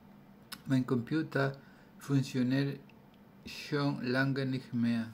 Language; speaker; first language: German; non-native, learner; Spanish